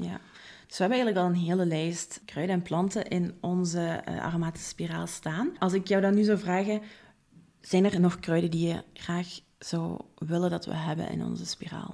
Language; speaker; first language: Dutch; native; Dutch